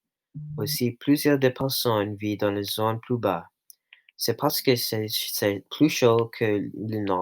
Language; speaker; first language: French; non-native, local second language; English